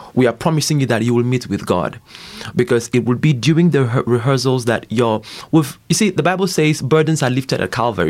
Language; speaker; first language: English; non-native, local second language; Ibibio